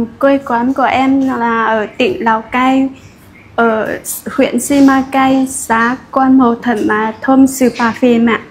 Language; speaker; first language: Vietnamese; non-native, local second language; Hmong